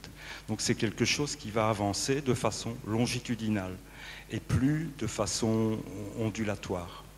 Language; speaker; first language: French; native; French